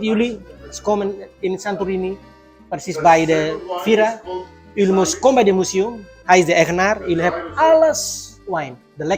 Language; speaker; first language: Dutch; non-native, learner; Indonesian